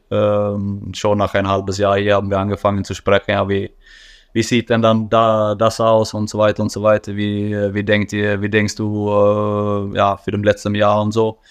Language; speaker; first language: German; non-native, fluent; Swedish